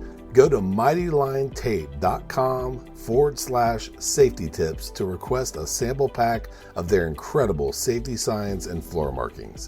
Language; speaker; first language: English; native; English